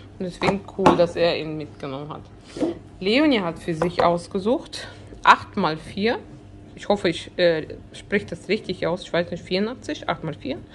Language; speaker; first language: German; early bilingual, other home language; Russian